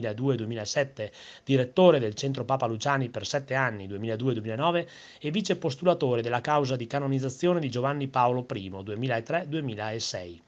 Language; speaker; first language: Italian; native; Italian